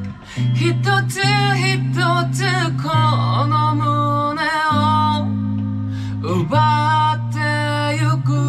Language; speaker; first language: Japanese; non-native, learner; Korean